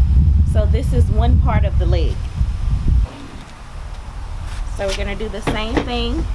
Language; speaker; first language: English; native; English